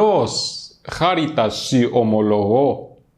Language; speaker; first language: Greek; non-native, fluent; English